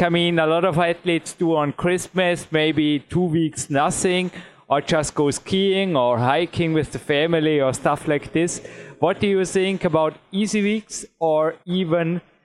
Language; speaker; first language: English; non-native, fluent; German